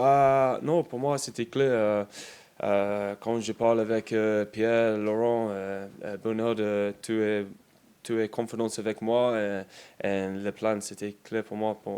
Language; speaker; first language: French; non-native, learner; English